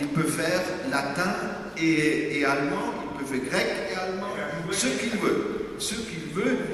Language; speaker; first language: French; non-native, fluent; German